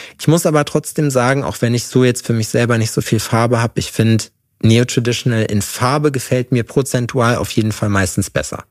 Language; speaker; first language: German; native; German